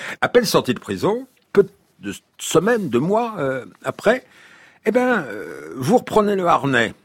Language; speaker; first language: French; native; French